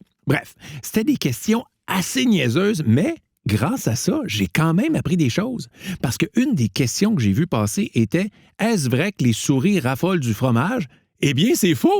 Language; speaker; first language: French; native; French